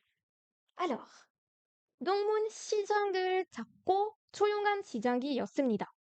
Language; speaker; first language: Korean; non-native, fluent; French